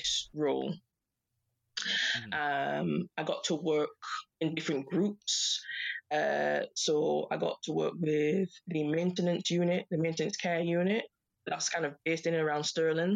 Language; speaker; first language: English; native; English